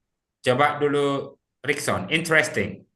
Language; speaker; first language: English; non-native, fluent; Indonesian